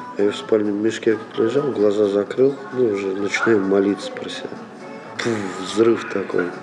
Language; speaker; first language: Russian; native; Russian